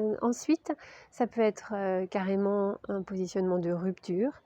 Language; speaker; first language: French; native; French